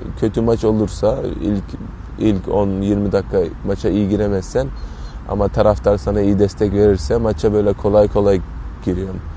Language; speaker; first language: Turkish; early bilingual, heritage; Turkish